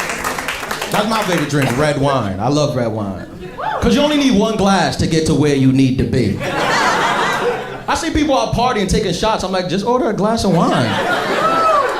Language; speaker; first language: English; native; English